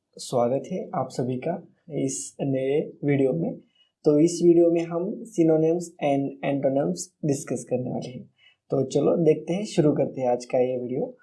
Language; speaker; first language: Hindi; non-native, local second language; Marathi